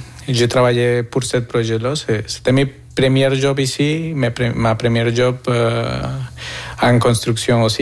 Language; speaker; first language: French; non-native, fluent; Spanish